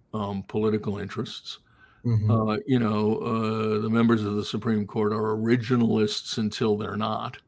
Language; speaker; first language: English; native; English